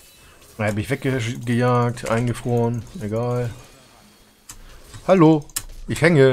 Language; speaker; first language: German; native; German